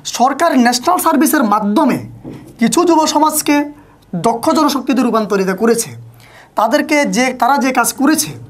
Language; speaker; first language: Bangla; native; Bangla